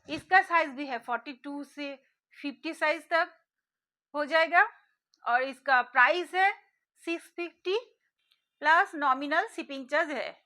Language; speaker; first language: Hindi; non-native, local second language; Bangla